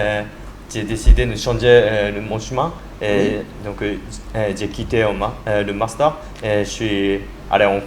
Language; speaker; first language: French; non-native, learner; Japanese